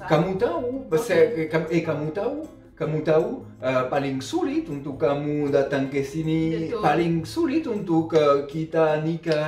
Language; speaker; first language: Indonesian; non-native, fluent; French